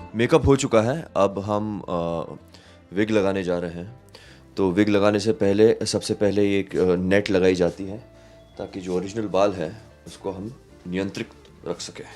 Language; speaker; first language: Hindi; non-native, local second language; Marathi